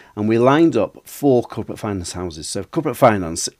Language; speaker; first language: English; native; English